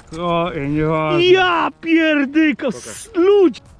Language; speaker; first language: Polish; native; Polish